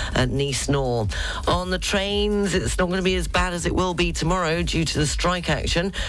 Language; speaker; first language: English; native; English